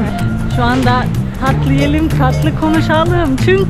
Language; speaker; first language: Turkish; non-native, fluent; Slovenian